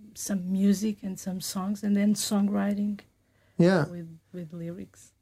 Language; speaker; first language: English; non-native, learner; Portuguese